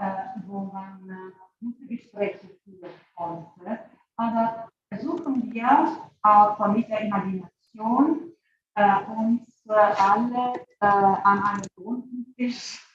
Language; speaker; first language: German; non-native, fluent; Italian